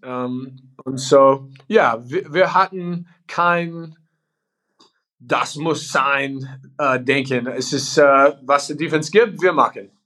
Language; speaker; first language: German; non-native, learner; English